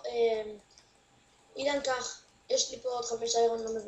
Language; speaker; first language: Hebrew; native; Hebrew